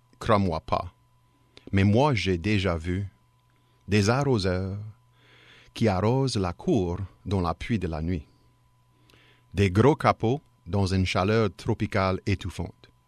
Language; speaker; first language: French; native; French